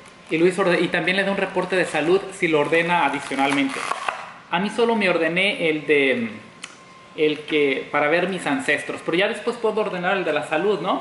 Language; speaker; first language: Spanish; native; Spanish